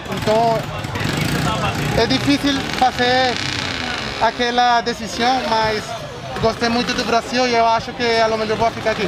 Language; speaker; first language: Portuguese; non-native, fluent; Spanish